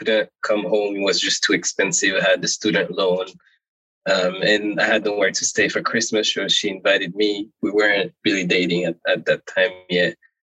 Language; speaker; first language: English; non-native, fluent; French